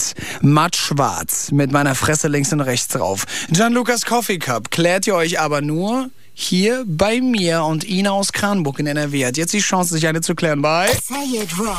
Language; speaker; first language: German; native; German